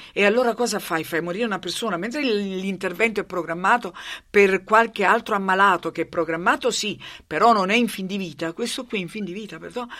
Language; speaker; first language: Italian; native; Italian